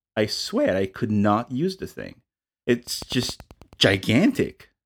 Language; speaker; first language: English; non-native, fluent; Italian